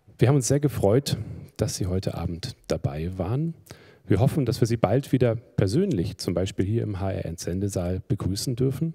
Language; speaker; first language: German; native; German